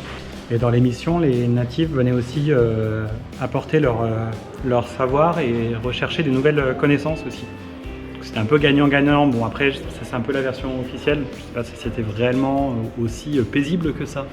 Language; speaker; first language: French; native; French